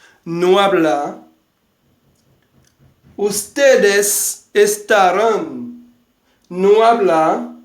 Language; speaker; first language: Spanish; non-native, fluent; Haitian Creole